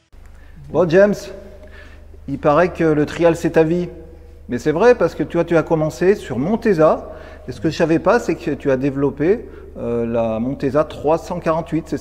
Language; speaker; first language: French; native; French